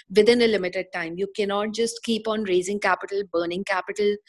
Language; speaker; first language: English; non-native, local second language; Hindi